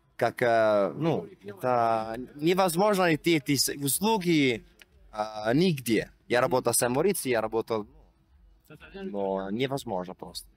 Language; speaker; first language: Russian; non-native, fluent; Italian